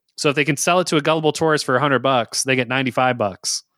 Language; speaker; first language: English; native; English